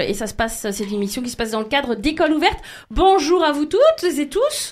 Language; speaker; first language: French; native; French